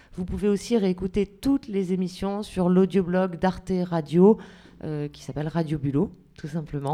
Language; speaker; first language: French; native; French